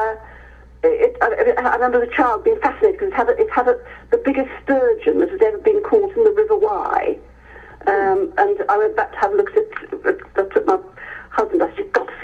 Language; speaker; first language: English; native; English